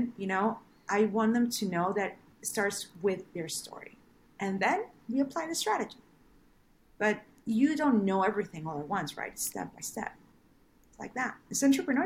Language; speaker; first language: English; non-native, fluent; Spanish